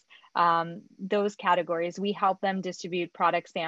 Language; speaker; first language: English; non-native, fluent; French